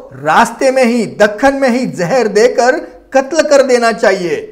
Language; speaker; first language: Hindi; non-native, local second language; Marathi